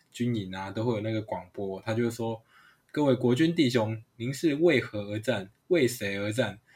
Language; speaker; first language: Chinese; non-native, local second language; Hakka Chinese